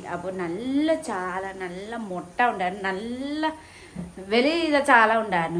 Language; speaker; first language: Malayalam; non-native, learner; Nepali